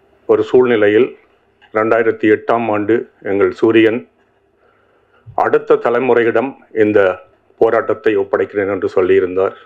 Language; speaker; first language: Tamil; native; Tamil